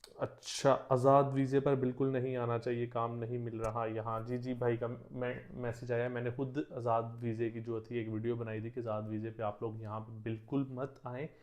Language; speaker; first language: Urdu; non-native, local second language; Punjabi